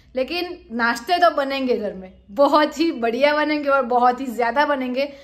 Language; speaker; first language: Hindi; non-native, local second language; Gujarati